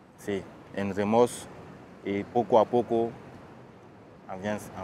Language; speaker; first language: Spanish; non-native, learner; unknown